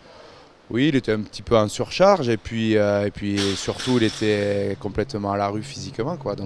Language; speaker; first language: French; native; French